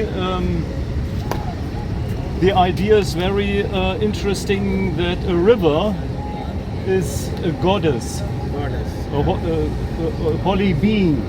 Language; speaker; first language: English; non-native, learner; German